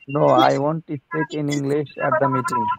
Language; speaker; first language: English; non-native, learner; Bangla